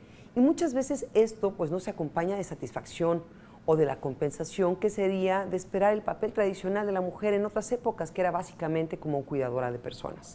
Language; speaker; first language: Spanish; native; Spanish